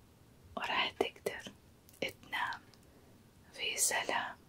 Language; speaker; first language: Arabic; native; Arabic